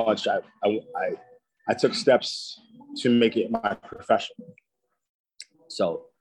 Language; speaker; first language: English; native; English